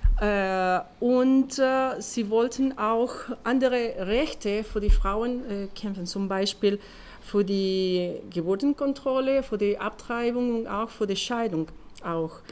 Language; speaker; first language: German; non-native, learner; Spanish